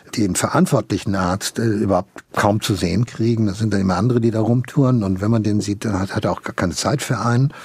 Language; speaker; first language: German; native; German